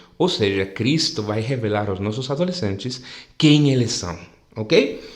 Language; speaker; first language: Portuguese; non-native, fluent; Spanish